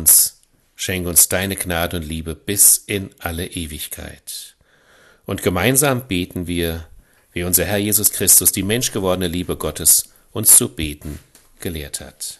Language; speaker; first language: German; native; German